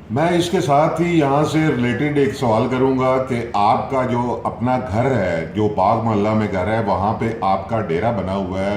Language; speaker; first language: Urdu; non-native, local second language; Punjabi